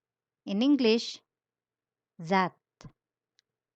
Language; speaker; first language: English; non-native, local second language; Filipino